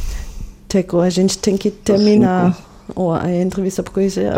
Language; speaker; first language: Portuguese; non-native, fluent; German